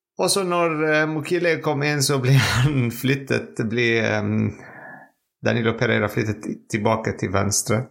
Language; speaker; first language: Norwegian; non-native, fluent; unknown